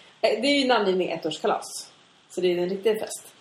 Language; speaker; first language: Swedish; native; Swedish